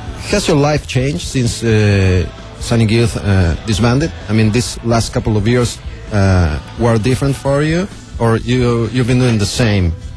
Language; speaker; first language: English; non-native, fluent; Spanish